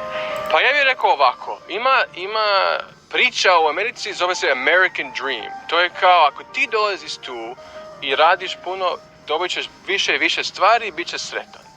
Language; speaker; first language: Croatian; early bilingual, heritage; English